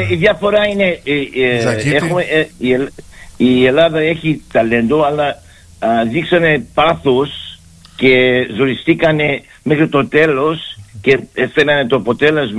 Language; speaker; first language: Greek; early bilingual, heritage; Greek